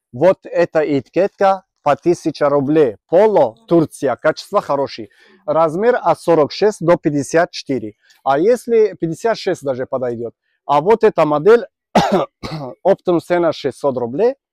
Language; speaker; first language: Russian; non-native, learner; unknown